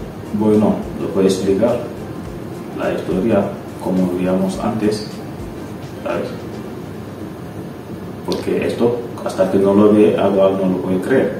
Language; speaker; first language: Spanish; non-native, learner; Wolof